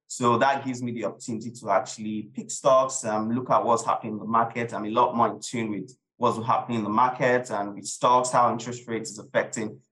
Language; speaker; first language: English; non-native, local second language; Yoruba